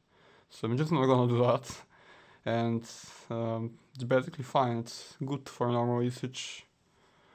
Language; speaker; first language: English; non-native, fluent; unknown